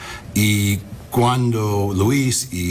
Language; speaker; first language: Spanish; non-native, learner; English